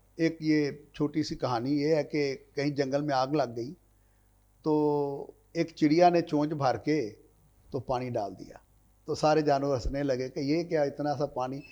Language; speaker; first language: Urdu; non-native, local second language; Punjabi